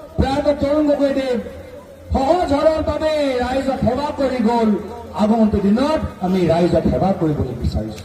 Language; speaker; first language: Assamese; native; Assamese